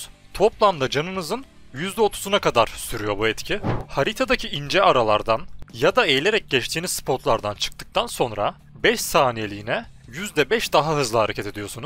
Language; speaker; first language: Turkish; native; Turkish